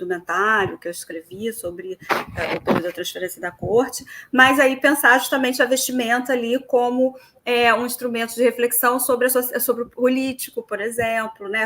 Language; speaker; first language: Portuguese; native; Portuguese